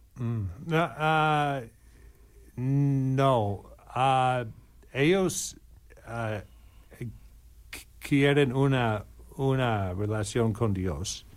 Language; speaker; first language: Spanish; non-native, learner; English